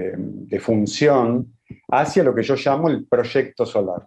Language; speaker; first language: Spanish; native; Spanish